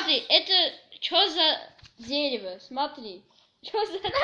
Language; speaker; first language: Russian; early bilingual, heritage; Russian